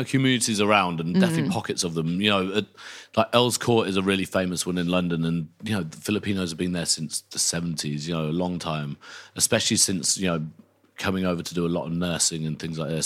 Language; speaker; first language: English; native; English